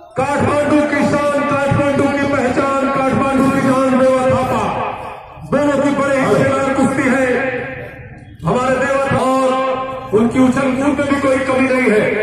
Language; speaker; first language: Hindi; native; Hindi